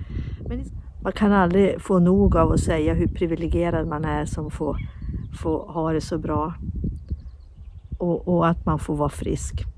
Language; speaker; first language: Swedish; native; Swedish